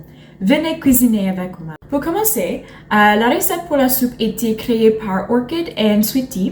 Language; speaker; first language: French; non-native, learner; English